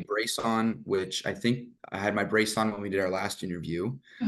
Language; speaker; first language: English; native; English